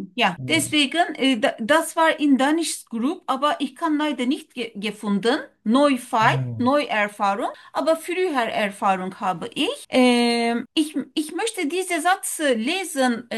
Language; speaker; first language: German; non-native, learner; Turkish